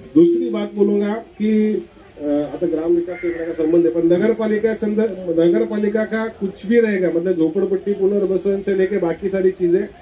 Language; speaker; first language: Hindi; non-native, local second language; Marathi